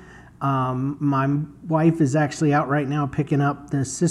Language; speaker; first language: English; native; English